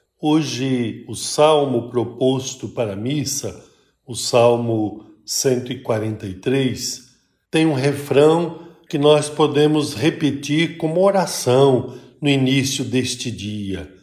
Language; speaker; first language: Portuguese; native; Portuguese